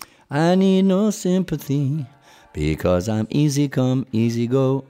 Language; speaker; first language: English; native; English